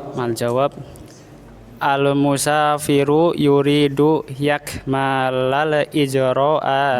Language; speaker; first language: Arabic; non-native, learner; Indonesian